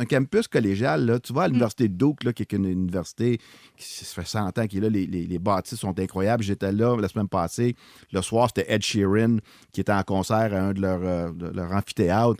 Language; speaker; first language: French; native; French